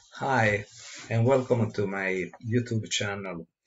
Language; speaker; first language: English; non-native, learner; Italian